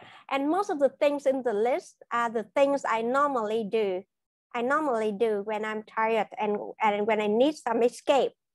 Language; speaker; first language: English; non-native, fluent; Vietnamese